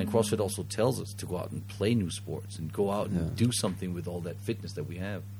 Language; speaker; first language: English; early bilingual, heritage; English